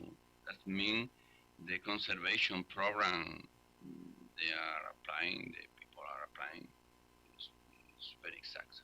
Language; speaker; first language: English; non-native, learner; Spanish